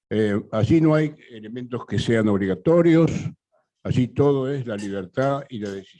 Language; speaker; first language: Spanish; native; Spanish